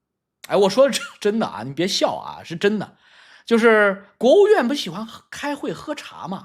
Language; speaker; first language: Chinese; native; Chinese